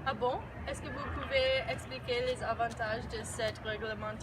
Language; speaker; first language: French; non-native, learner; English